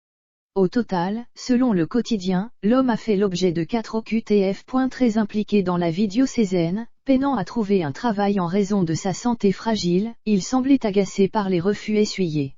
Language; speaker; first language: French; native; French